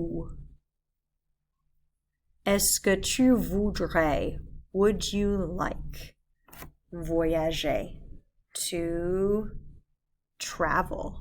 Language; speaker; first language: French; non-native, fluent; English